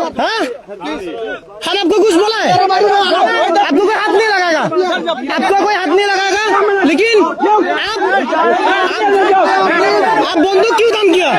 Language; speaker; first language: Hindi; non-native, learner; Bangla